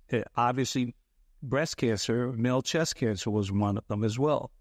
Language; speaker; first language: English; native; English